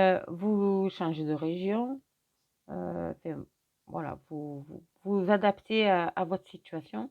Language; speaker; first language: French; native; French